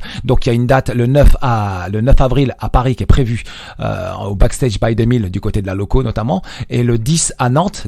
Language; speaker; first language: French; native; French